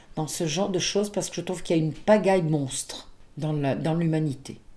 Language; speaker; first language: French; native; French